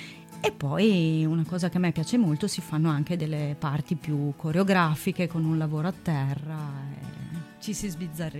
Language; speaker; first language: Italian; native; Italian